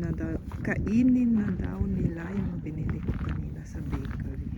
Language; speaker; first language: Filipino; native; Filipino